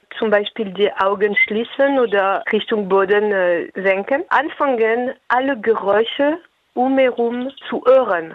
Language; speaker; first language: German; non-native, fluent; French